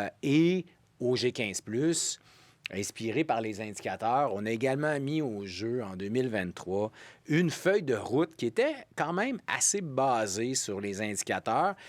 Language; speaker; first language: French; native; French